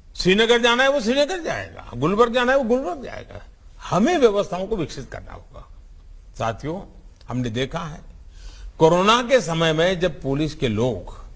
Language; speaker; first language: Hindi; non-native, local second language; Gujarati